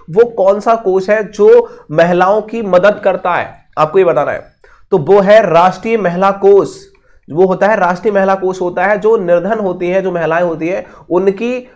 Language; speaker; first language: Hindi; native; Hindi